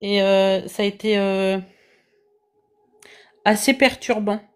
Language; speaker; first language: French; native; French